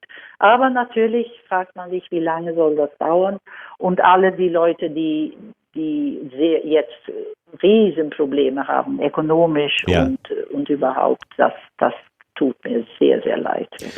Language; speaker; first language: German; non-native, fluent; Swedish